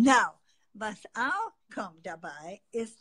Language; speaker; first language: German; non-native, fluent; English